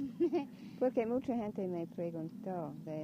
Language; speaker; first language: Spanish; non-native, learner; English